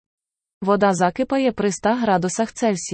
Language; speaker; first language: Ukrainian; native; Ukrainian